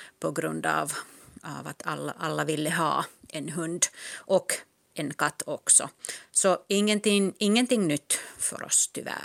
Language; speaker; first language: Swedish; non-native, local second language; Finnish